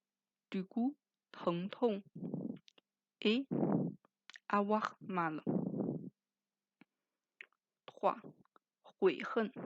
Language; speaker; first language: French; non-native, fluent; Chinese